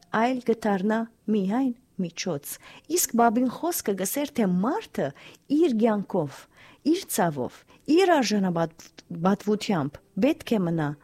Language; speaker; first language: Armenian; early bilingual, heritage; Armenian